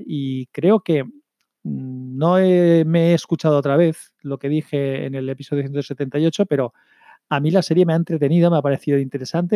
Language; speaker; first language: Spanish; native; Spanish